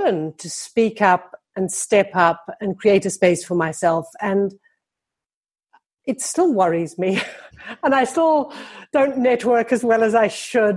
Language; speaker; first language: English; native; English